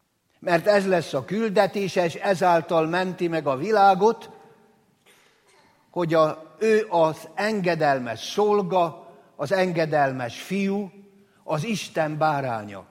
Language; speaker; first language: Hungarian; native; Hungarian